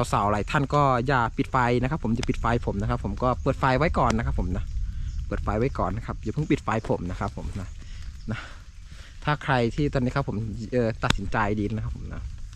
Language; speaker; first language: Thai; non-native, local second language; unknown